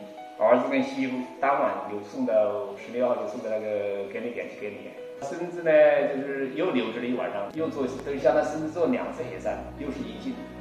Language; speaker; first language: Chinese; native; Chinese